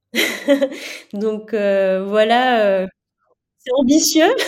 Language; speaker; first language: French; non-native, local second language; Gujarati